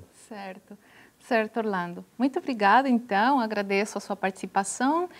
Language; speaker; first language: Portuguese; non-native, fluent; Spanish